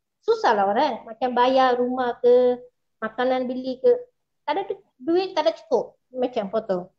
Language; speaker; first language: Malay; non-native, local second language; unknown